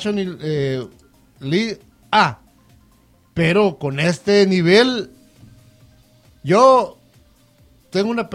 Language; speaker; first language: Spanish; native; Spanish